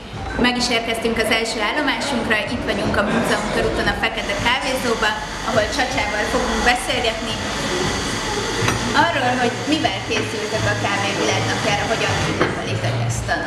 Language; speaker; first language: Hungarian; native; Hungarian